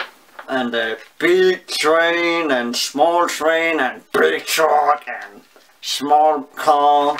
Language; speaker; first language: English; non-native, learner; Danish